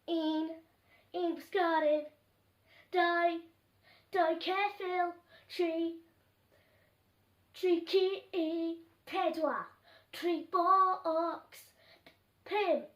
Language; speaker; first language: Welsh; non-native, local second language; English